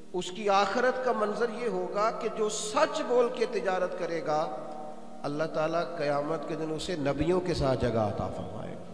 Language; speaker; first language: Urdu; non-native, local second language; Punjabi